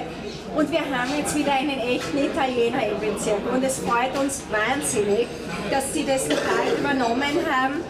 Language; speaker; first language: German; native; German